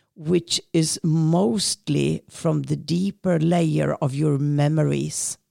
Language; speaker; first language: English; non-native, fluent; Norwegian